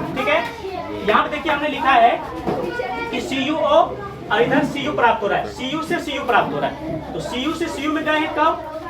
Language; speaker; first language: Hindi; native; Hindi